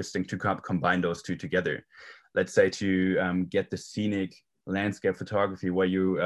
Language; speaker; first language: English; non-native, fluent; German